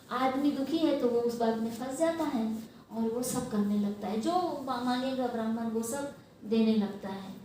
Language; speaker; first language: Hindi; non-native, local second language; Marathi